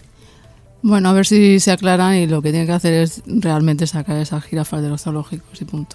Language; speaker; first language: Spanish; native; Spanish